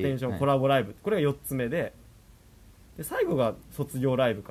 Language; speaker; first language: Japanese; native; Japanese